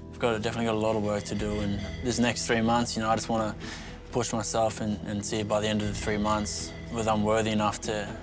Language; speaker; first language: English; native; English